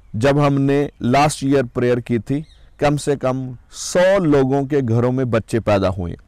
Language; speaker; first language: Hindi; non-native, local second language; Punjabi